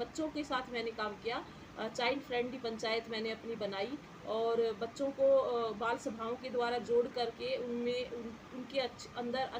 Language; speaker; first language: Hindi; native; Hindi